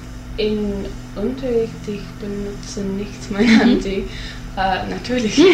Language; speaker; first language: German; non-native, learner; English